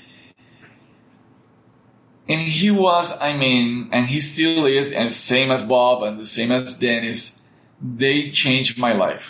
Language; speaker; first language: English; non-native, fluent; Spanish